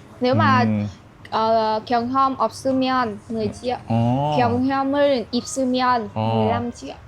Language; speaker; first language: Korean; non-native, learner; Vietnamese